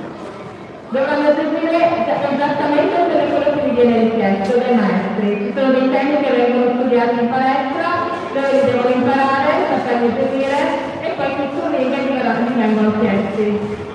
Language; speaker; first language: Italian; native; Italian